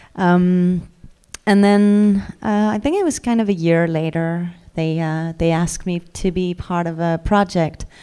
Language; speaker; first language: English; non-native, fluent; French